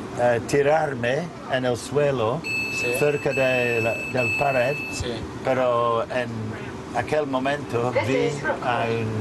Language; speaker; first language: Spanish; non-native, learner; English